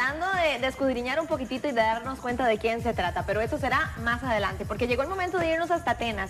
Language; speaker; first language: Spanish; native; Spanish